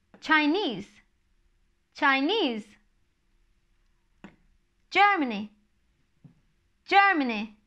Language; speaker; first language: English; non-native, fluent; Turkish